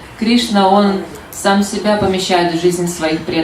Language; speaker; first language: Russian; native; Russian